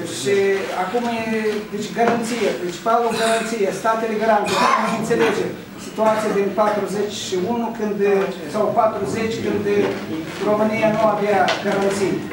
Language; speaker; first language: Romanian; native; Romanian